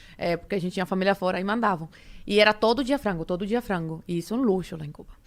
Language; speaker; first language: Portuguese; early bilingual, other home language; Spanish